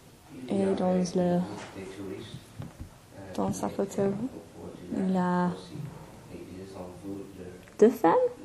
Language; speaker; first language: French; non-native, learner; English